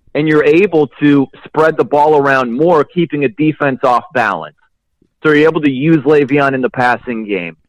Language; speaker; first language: English; native; English